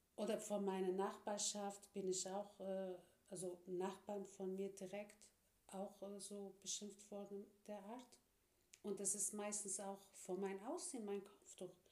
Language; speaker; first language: German; non-native, fluent; Turkish